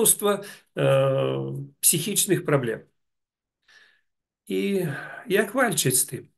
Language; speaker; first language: Polish; non-native, learner; Russian